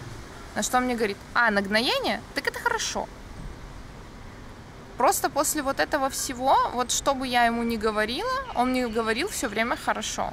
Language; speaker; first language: Russian; native; Russian